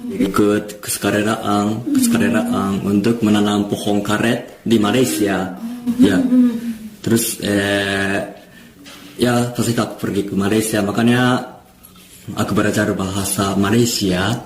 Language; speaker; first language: Indonesian; non-native, learner; Japanese